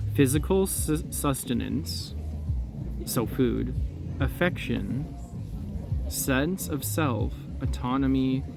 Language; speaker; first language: English; native; English